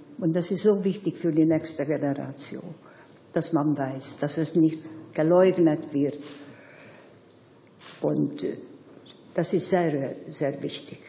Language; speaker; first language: German; non-native, fluent; Hungarian